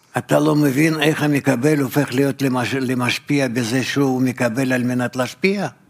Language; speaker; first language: Hebrew; non-native, fluent; Russian